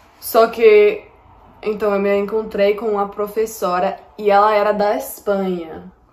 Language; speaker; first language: Portuguese; non-native, fluent; English